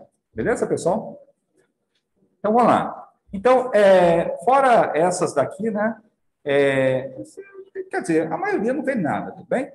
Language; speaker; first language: Portuguese; native; Portuguese